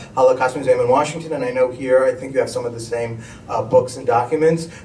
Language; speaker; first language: English; native; English